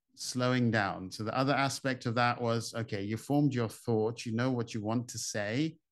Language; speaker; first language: English; native; English